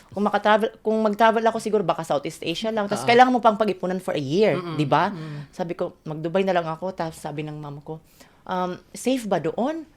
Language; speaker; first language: Filipino; non-native, local second language; Waray